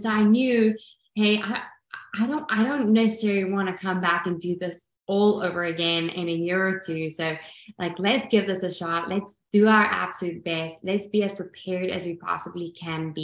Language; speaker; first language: English; non-native, local second language; Afrikaans